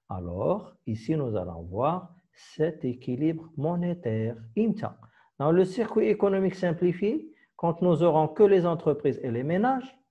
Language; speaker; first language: French; non-native, local second language; Arabic